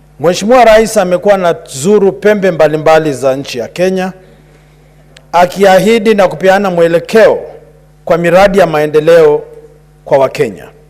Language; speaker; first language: Swahili; non-native, local second language; Luyia